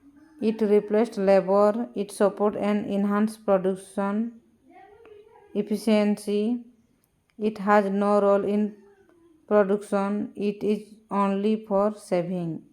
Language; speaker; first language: English; non-native, local second language; Odia